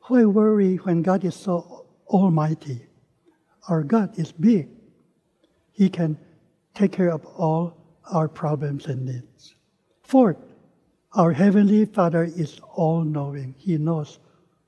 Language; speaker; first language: English; non-native, local second language; Min Nan Chinese